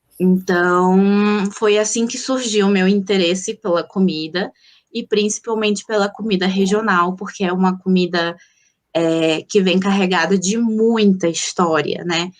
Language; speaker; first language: Portuguese; early bilingual, other home language; Spanish